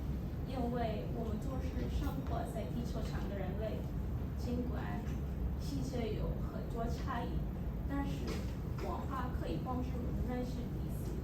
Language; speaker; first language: Chinese; non-native, learner; English